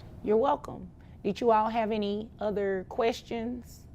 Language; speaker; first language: English; native; English